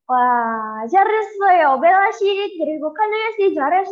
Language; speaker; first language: Korean; non-native, fluent; Indonesian